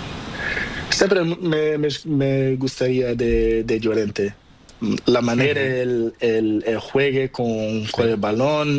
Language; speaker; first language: Spanish; non-native, learner; Portuguese